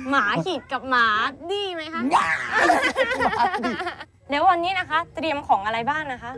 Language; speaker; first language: Thai; non-native, fluent; Japanese